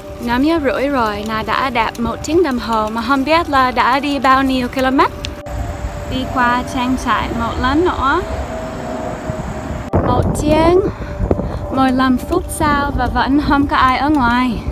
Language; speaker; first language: Vietnamese; non-native, fluent; English